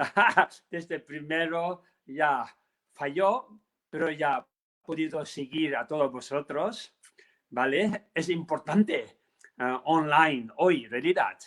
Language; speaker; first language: Spanish; non-native, learner; Tibetan